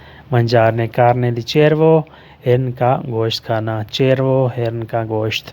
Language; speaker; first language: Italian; non-native, fluent; Urdu